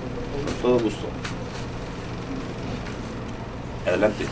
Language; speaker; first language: Spanish; native; Spanish